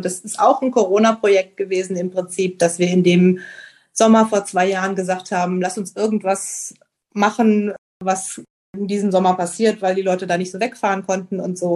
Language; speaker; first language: German; native; German